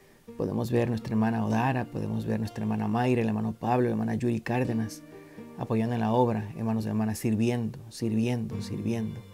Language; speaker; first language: Spanish; native; Spanish